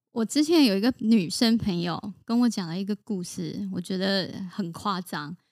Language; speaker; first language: Chinese; native; Chinese